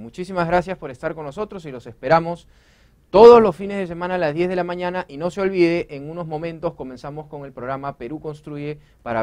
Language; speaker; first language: Spanish; native; Spanish